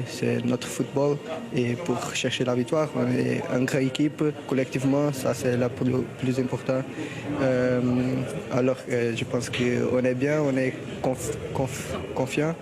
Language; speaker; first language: French; non-native, learner; Portuguese